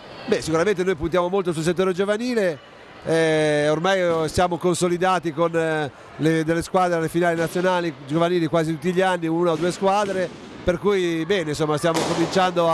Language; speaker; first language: Italian; native; Italian